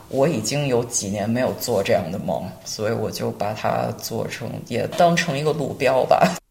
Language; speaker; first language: Chinese; native; Chinese